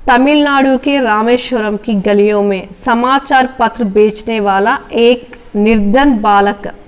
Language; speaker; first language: Hindi; non-native, local second language; Telugu